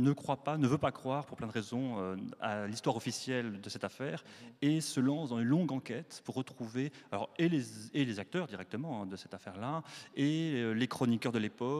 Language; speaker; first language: French; native; French